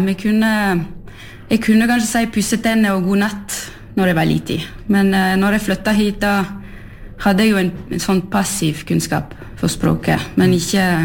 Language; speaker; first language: Norwegian; early bilingual, heritage; French